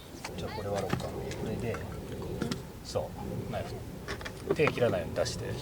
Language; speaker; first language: Japanese; native; Japanese